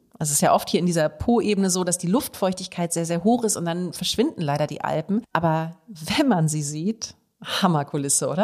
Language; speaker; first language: German; native; German